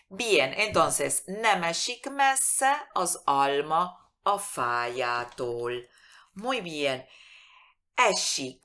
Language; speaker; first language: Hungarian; non-native, fluent; Spanish